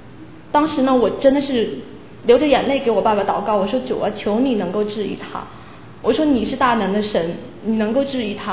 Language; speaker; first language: Chinese; native; Chinese